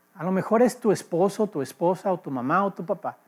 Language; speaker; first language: Spanish; early bilingual, heritage; Spanish